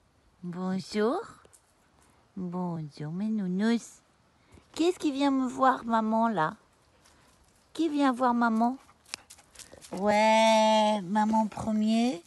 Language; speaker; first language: French; native; French